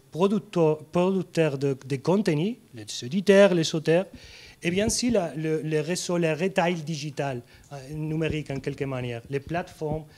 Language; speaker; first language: French; non-native, fluent; Spanish